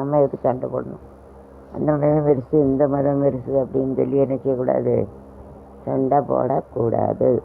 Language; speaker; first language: Tamil; native; Tamil